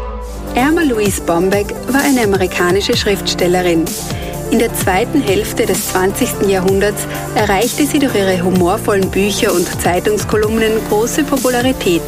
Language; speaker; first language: German; native; German